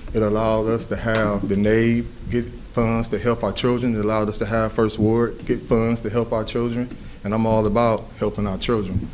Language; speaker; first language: English; native; English